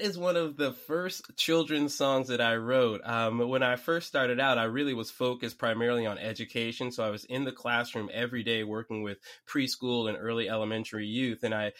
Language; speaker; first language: English; native; English